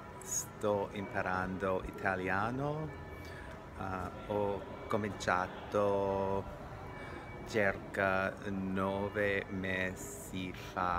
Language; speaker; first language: Italian; non-native, learner; English